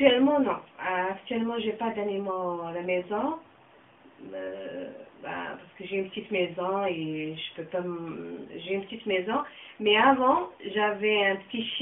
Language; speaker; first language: French; non-native, local second language; Kabyle